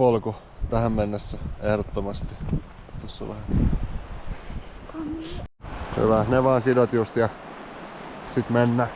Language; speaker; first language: Finnish; native; Finnish